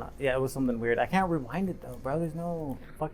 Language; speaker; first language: English; native; English